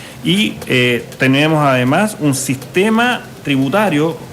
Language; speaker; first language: Spanish; native; Spanish